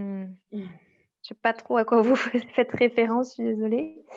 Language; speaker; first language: French; native; French